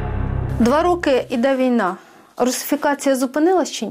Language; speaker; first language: Ukrainian; native; Ukrainian